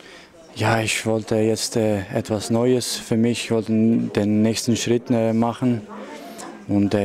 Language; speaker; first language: German; early bilingual, other home language; Albanian